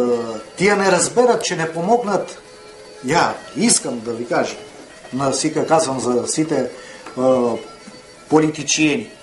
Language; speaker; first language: Bulgarian; early bilingual, heritage; Bulgarian